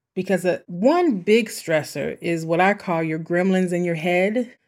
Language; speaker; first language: English; native; English